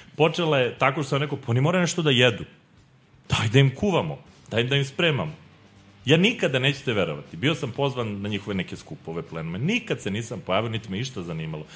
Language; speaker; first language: Serbian; native; Serbian